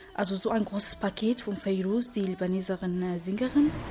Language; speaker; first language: German; non-native, learner; Arabic